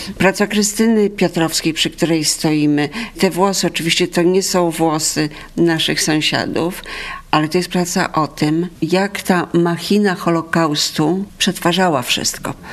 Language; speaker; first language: Polish; native; Polish